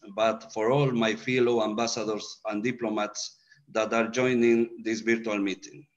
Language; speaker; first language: English; non-native, fluent; Spanish